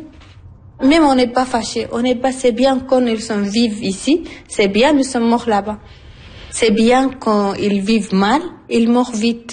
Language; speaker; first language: French; non-native, learner; Arabic